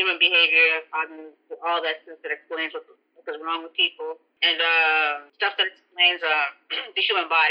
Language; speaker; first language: English; native; English